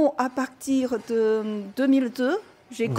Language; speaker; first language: French; non-native, learner; Chinese